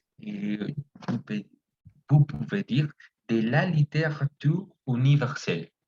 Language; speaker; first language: French; non-native, fluent; Spanish